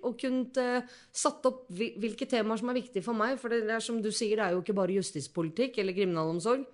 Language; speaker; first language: Norwegian; native; Norwegian